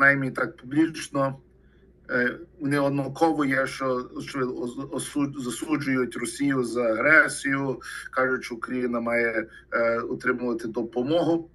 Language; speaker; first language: Ukrainian; early bilingual, heritage; Ukrainian